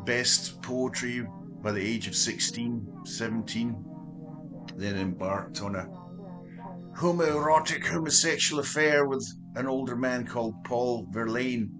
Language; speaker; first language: English; native; English